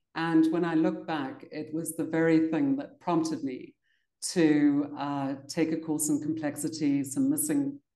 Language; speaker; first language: English; native; English